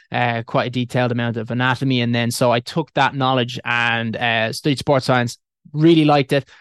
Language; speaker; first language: English; native; English